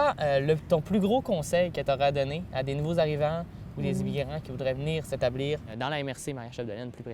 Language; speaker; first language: French; native; French